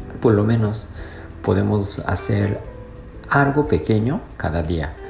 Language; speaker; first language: Spanish; non-native, fluent; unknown